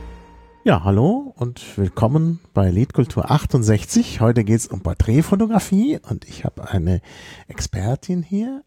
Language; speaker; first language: German; native; German